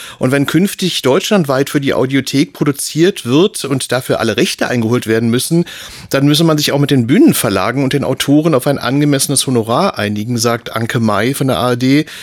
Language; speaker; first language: German; native; German